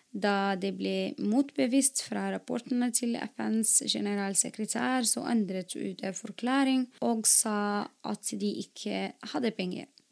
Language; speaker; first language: Norwegian; non-native, fluent; Arabic